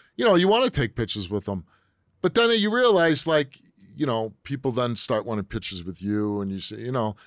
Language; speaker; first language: English; native; English